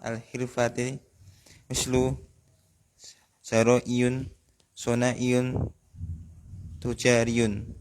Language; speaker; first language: Arabic; non-native, learner; Indonesian